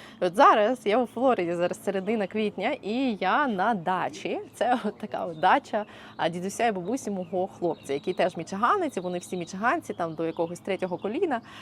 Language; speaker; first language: Ukrainian; native; Ukrainian